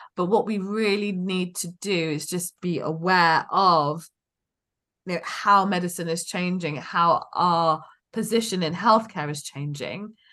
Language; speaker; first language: English; native; English